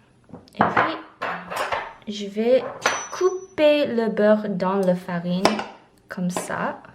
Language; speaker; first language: French; non-native, learner; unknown